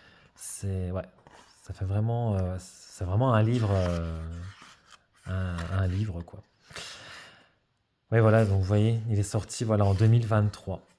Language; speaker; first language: French; native; French